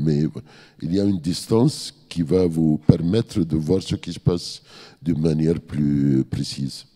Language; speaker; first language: French; non-native, fluent; Arabic